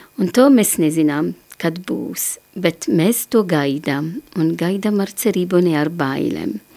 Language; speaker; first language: Latvian; non-native, learner; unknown